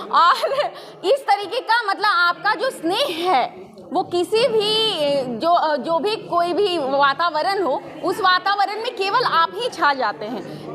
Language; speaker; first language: Hindi; native; Hindi